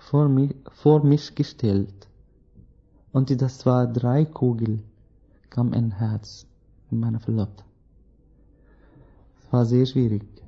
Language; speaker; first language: German; non-native, learner; Arabic